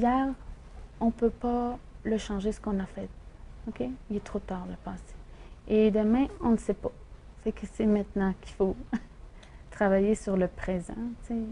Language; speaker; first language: French; native; French